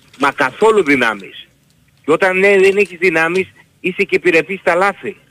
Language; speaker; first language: Greek; early bilingual, heritage; Greek